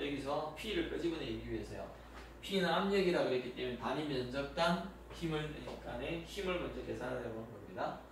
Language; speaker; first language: Korean; native; Korean